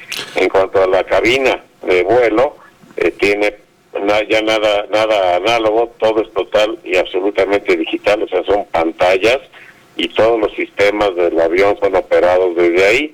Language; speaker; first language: Spanish; native; Spanish